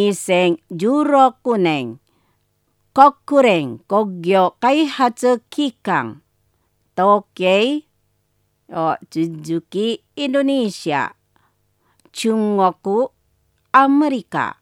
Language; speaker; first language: Japanese; non-native, learner; Indonesian